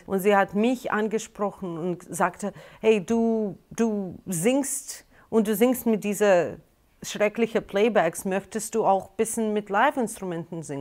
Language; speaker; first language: German; non-native, fluent; Russian